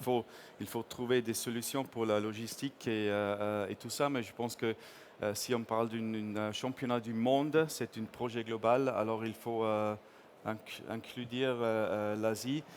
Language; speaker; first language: French; non-native, fluent; English